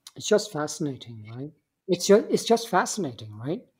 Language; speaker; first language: English; non-native, fluent; Swedish